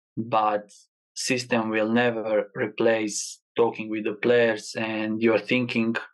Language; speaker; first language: English; non-native, learner; Croatian